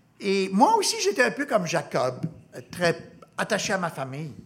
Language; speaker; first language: French; native; French